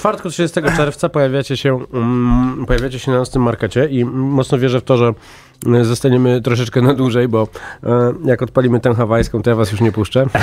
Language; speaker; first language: Polish; native; Polish